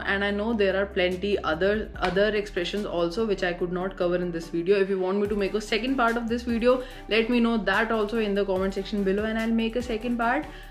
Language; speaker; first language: English; non-native, local second language; Hindi